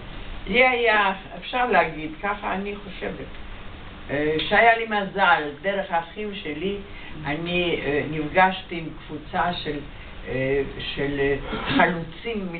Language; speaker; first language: Hebrew; non-native, fluent; Yiddish